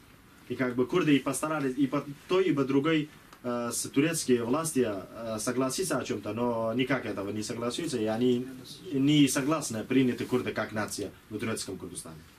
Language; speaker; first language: Russian; non-native, learner; Kurdish